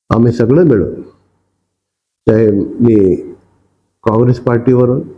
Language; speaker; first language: Marathi; non-native, local second language; Urdu